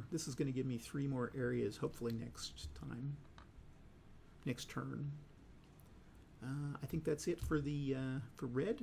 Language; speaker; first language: English; native; English